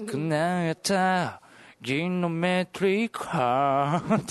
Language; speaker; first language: Japanese; native; Japanese